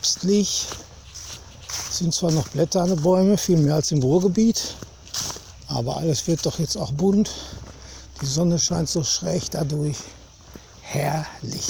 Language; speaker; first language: German; native; German